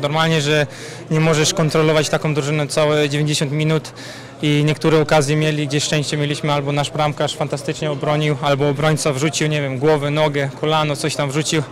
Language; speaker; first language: Polish; early bilingual, heritage; Polish